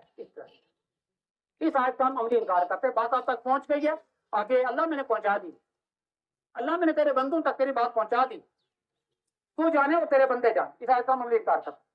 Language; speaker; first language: Urdu; non-native, local second language; Kashmiri